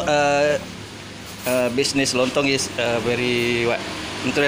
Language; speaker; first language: English; non-native, learner; Indonesian